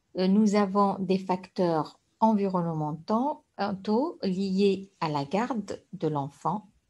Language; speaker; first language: French; non-native, local second language; Arabic